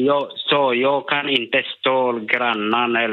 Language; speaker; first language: Swedish; non-native, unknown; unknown